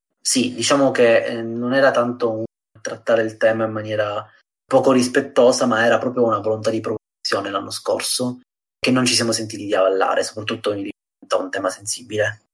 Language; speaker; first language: Italian; native; Italian